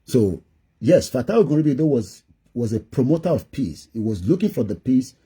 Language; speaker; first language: English; non-native, local second language; Yoruba